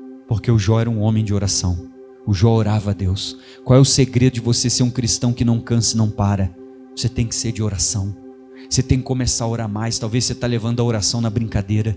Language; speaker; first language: Portuguese; native; Portuguese